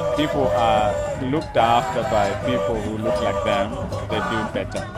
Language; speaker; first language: English; non-native, local second language; Shona